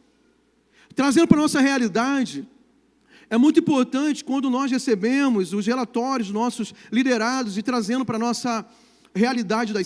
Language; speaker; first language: Portuguese; native; Portuguese